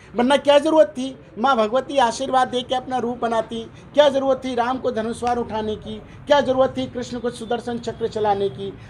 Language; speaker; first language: Hindi; native; Hindi